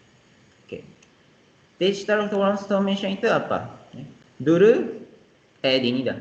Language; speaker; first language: Indonesian; non-native, fluent; Japanese